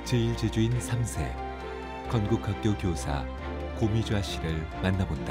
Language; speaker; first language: Korean; native; Korean